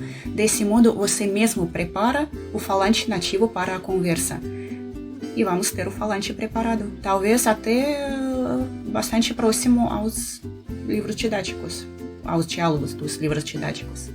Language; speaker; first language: Portuguese; non-native, fluent; Russian